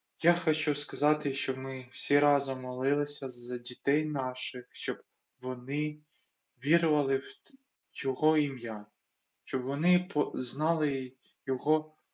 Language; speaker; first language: Ukrainian; non-native, local second language; Russian